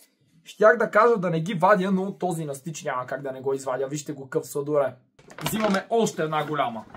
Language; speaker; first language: Bulgarian; native; Bulgarian